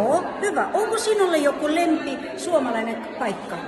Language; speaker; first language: Finnish; non-native, fluent; Russian